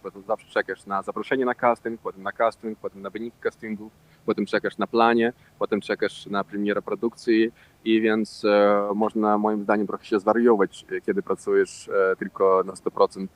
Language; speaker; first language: Polish; non-native, local second language; Russian